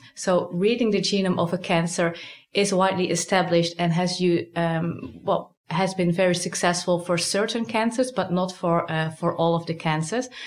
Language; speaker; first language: English; non-native, fluent; Dutch